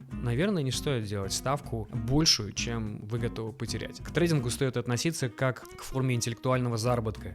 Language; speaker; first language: Russian; native; Russian